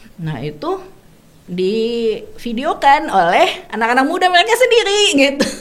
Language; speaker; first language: Indonesian; native; Indonesian